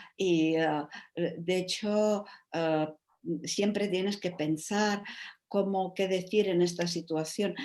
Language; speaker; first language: Spanish; non-native, fluent; Czech